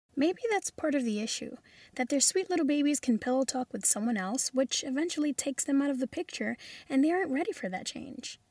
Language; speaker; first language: English; early bilingual, other home language; Spanish